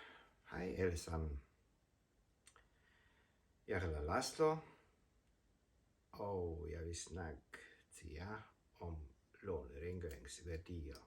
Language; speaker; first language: Danish; non-native, fluent; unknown